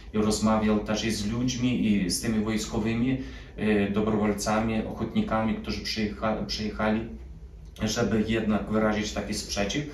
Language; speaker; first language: Polish; early bilingual, other home language; Ukrainian